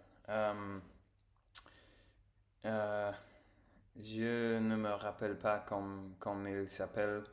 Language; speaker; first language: French; non-native, learner; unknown